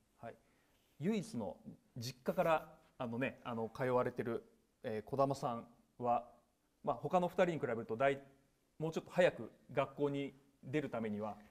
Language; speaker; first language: Japanese; native; Japanese